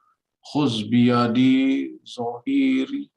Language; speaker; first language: Arabic; non-native, learner; Indonesian